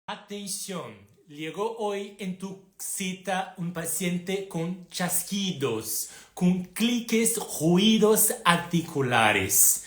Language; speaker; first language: Spanish; non-native, fluent; Portuguese